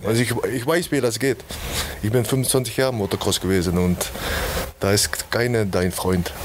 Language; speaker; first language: German; non-native, learner; Dutch